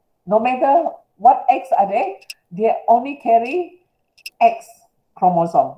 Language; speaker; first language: English; non-native, local second language; Malay